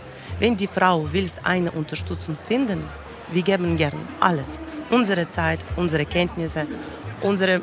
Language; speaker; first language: German; non-native, learner; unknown